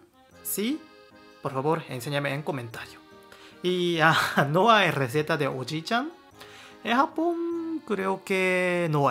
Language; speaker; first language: Spanish; non-native, learner; Japanese